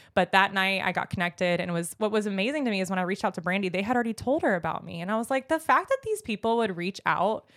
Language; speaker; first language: English; native; English